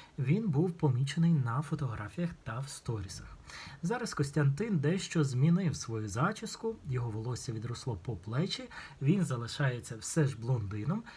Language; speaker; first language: Ukrainian; non-native, local second language; Russian